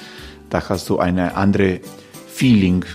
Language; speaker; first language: German; non-native, learner; Croatian